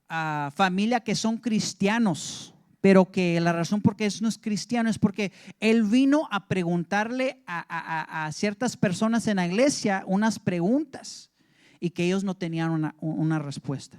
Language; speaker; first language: Spanish; early bilingual, heritage; English